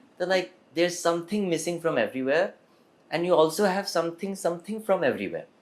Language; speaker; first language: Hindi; early bilingual, other home language; Korean